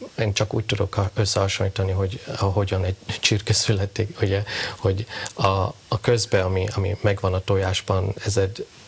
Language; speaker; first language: Hungarian; non-native, fluent; Persian